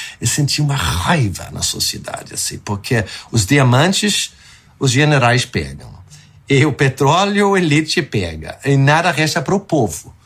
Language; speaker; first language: Portuguese; non-native, fluent; Swedish